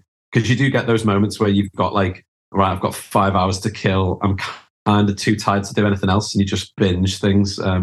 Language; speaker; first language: English; native; English